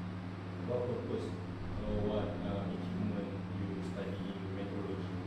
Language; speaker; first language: English; non-native, learner; Malay